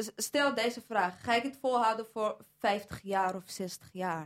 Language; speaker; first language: Dutch; early bilingual, other home language; Arabic